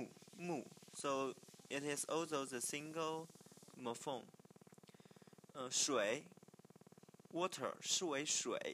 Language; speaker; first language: English; non-native, learner; Chinese